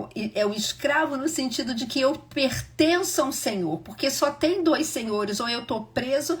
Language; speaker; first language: Portuguese; native; Portuguese